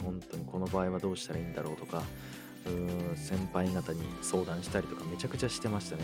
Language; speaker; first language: Japanese; native; Japanese